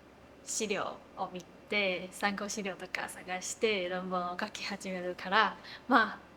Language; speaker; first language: Japanese; non-native, fluent; Chinese